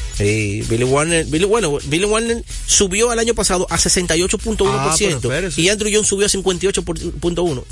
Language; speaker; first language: Spanish; native; Spanish